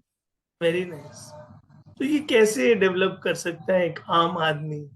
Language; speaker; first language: Hindi; native; Hindi